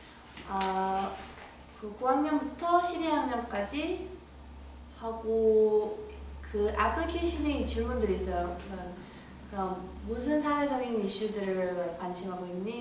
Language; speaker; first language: Korean; early bilingual, heritage; English